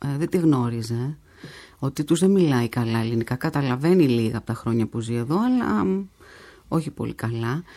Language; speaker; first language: Greek; native; Greek